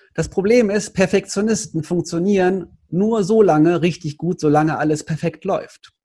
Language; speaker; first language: German; native; German